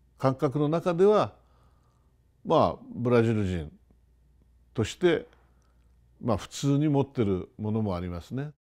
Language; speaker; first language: Japanese; early bilingual, heritage; Japanese